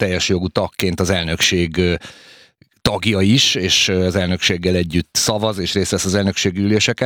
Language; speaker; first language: Hungarian; native; Hungarian